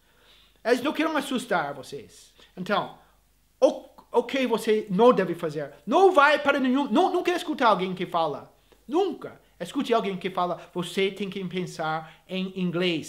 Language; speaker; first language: Portuguese; non-native, fluent; English